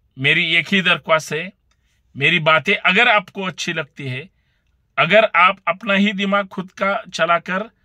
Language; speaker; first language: Hindi; non-native, local second language; Marathi